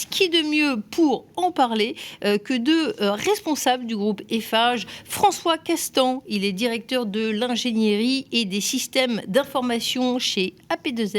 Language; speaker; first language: French; native; French